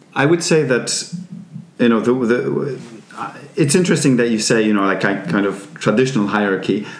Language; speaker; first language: English; non-native, fluent; Polish